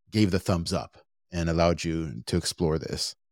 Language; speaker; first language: English; early bilingual, other home language; Spanish